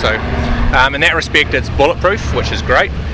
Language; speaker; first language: English; native; English